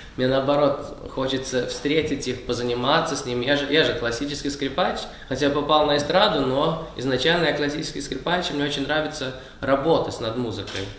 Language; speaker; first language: Russian; early bilingual, heritage; Russian